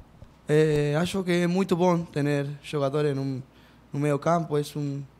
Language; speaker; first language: Portuguese; non-native, learner; Spanish